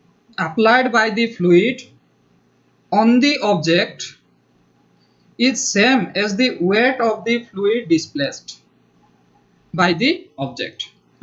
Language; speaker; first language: English; non-native, local second language; Hindi